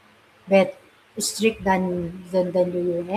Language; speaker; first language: English; non-native, local second language; Filipino